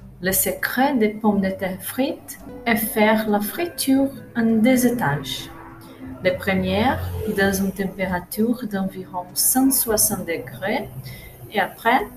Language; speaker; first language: French; non-native, learner; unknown